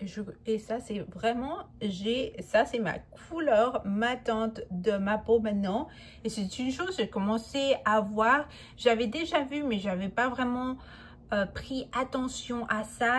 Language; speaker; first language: French; non-native, fluent; Spanish